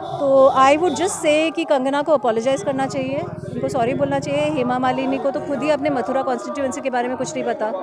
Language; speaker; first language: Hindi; non-native, local second language; Bangla